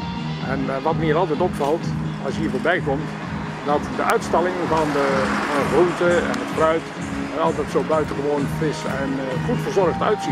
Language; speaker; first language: Dutch; native; Dutch